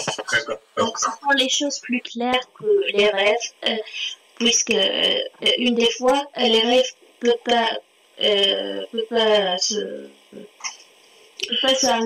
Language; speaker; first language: French; non-native, local second language; Arabic